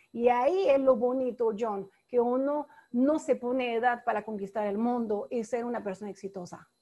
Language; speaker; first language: Spanish; non-native, fluent; French